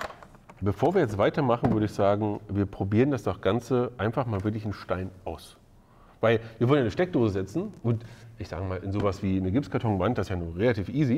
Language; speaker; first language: German; native; German